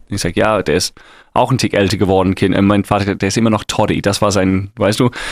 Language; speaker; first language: German; non-native, fluent; English